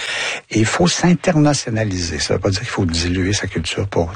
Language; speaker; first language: French; native; French